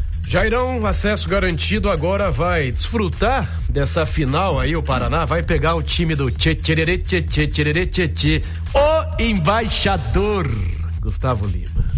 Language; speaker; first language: Portuguese; native; Portuguese